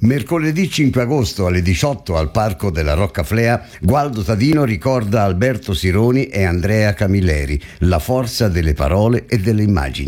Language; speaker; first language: Italian; native; Italian